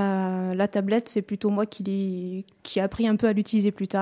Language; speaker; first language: French; native; French